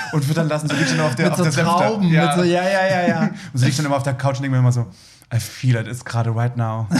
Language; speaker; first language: German; native; German